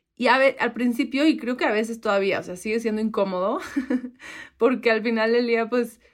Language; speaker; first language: Spanish; native; Spanish